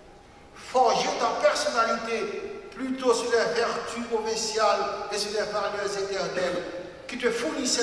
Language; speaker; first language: French; non-native, local second language; Haitian Creole